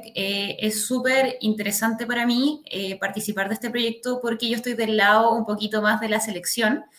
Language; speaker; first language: Spanish; native; Spanish